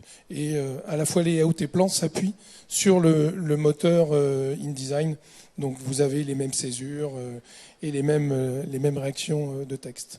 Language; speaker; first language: French; native; French